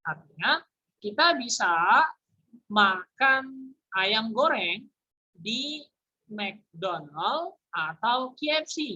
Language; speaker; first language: Indonesian; native; Indonesian